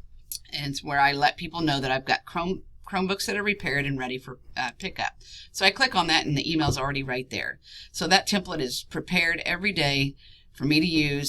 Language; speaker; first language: English; native; English